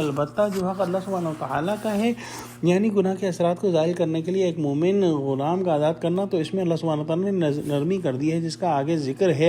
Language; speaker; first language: Urdu; native; Urdu